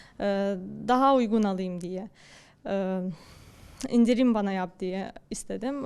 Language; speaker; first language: Turkish; non-native, fluent; Ukrainian